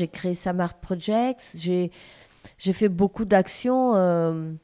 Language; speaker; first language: French; non-native, fluent; Portuguese